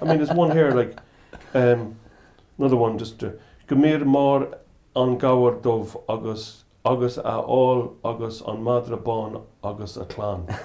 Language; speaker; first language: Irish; non-native, learner; English